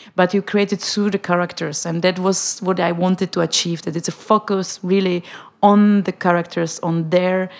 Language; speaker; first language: English; non-native, fluent; Czech